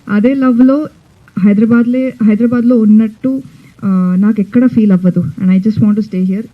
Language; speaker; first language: Telugu; non-native, fluent; Hindi